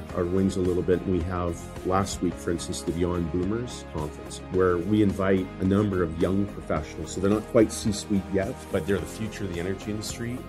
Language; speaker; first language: English; native; English